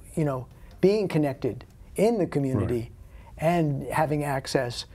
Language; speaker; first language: English; native; English